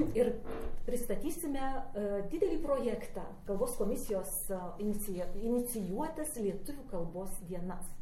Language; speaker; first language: Lithuanian; native; Lithuanian